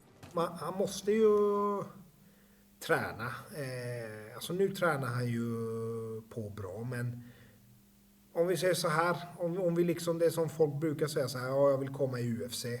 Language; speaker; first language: Swedish; native; Swedish